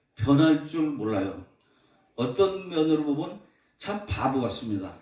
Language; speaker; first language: Korean; native; Korean